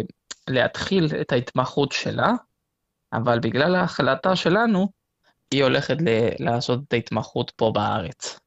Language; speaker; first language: Hebrew; non-native, fluent; Spanish